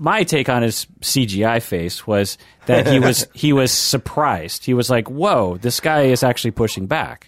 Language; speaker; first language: English; native; English